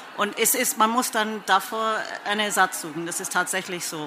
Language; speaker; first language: German; non-native, fluent; English